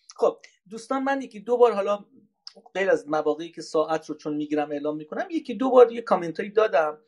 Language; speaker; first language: Persian; native; Persian